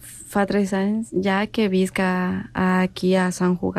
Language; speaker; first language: Catalan; non-native, learner; Spanish